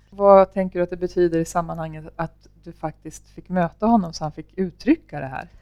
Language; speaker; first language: Swedish; native; Swedish